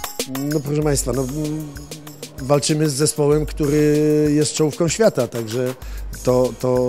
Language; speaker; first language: Polish; native; Polish